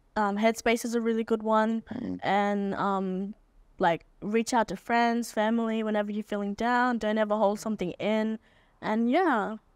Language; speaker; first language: English; native; English